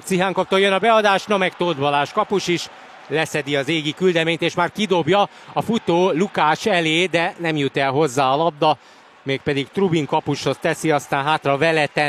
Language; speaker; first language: Hungarian; native; Hungarian